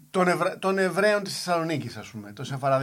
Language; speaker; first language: Greek; native; Greek